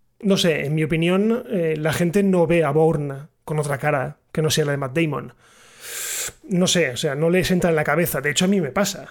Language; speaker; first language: Spanish; native; Spanish